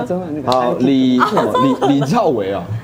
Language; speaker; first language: Chinese; native; Chinese